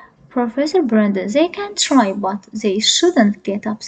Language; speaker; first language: English; non-native, fluent; Azerbaijani